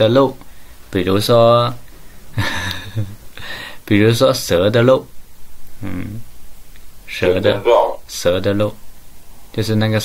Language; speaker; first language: Chinese; native; Chinese